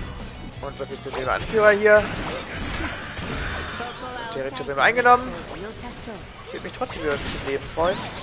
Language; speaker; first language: German; native; German